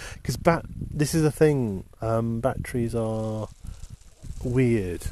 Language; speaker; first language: English; native; English